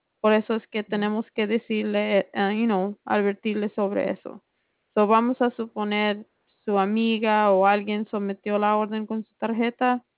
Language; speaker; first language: Spanish; early bilingual, heritage; Spanish